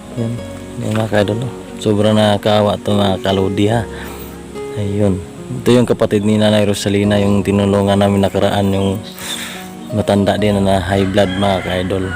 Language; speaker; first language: Filipino; non-native, local second language; Cebuano